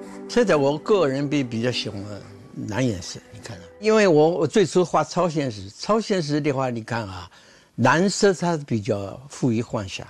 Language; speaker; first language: Chinese; native; Chinese